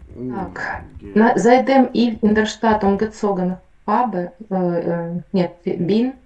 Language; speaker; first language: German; non-native, learner; Ukrainian